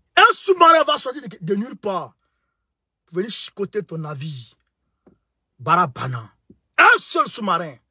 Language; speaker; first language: French; non-native, local second language; Bambara